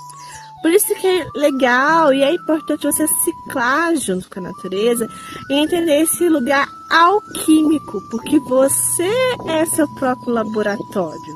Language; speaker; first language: Portuguese; native; Portuguese